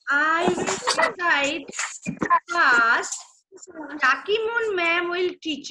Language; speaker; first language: English; non-native, local second language; Bangla